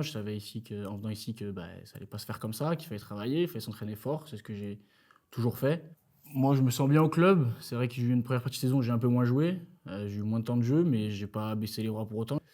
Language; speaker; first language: French; native; French